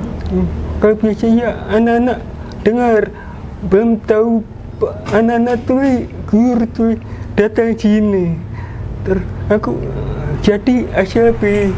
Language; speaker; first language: Indonesian; non-native, local second language; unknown